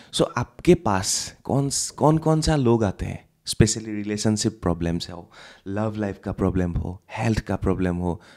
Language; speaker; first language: Hindi; non-native, local second language; Assamese